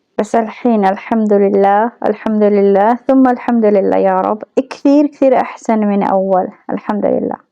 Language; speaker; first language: Arabic; non-native, fluent; Bangla